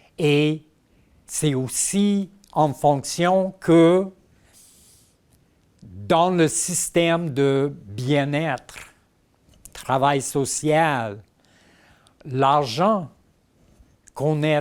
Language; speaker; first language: French; non-native, local second language; English